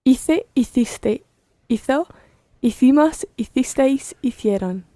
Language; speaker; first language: Spanish; non-native, learner; English